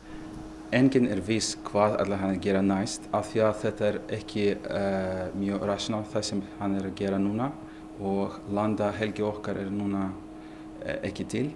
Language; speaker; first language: Icelandic; non-native, learner; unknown